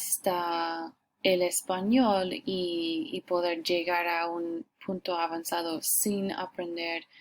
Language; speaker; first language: Spanish; non-native, fluent; English